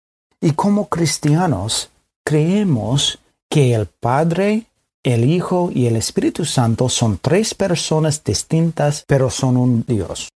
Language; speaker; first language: Spanish; non-native, fluent; English